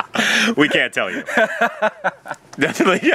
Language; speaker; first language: English; native; English